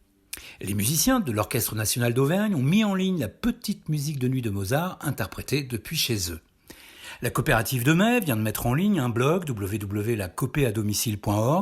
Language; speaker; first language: French; native; French